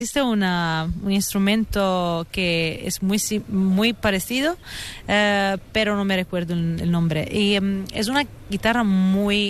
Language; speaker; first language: Spanish; non-native, fluent; Italian